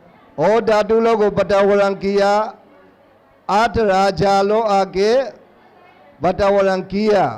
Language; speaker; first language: Hindi; non-native, learner; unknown